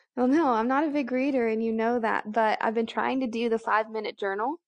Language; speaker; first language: English; native; English